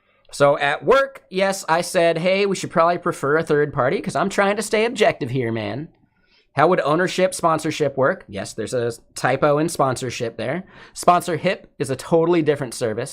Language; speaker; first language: English; native; English